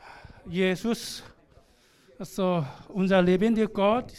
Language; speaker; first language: German; non-native, learner; Korean